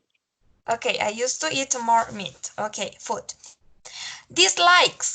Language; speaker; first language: English; non-native, fluent; Spanish